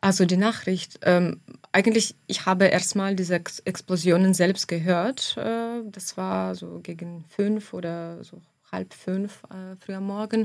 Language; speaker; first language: German; non-native, fluent; Ukrainian